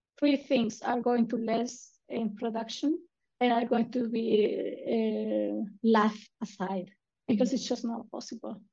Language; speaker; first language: English; non-native, fluent; Spanish